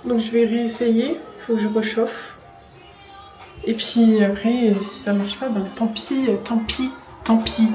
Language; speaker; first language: French; native; French